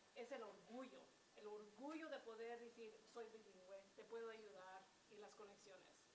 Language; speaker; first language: Spanish; early bilingual, heritage; Spanish